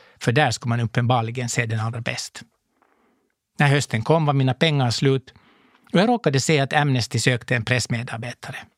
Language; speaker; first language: Swedish; native; Swedish